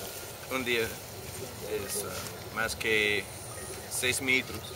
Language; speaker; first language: Spanish; non-native, learner; English